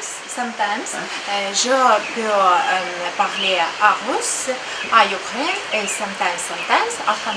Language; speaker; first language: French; non-native, learner; Ukrainian